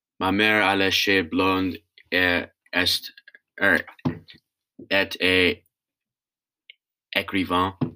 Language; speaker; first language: French; non-native, learner; English